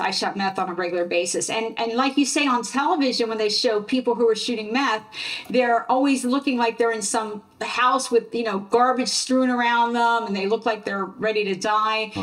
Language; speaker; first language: English; native; English